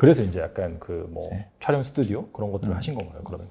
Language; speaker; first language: Korean; native; Korean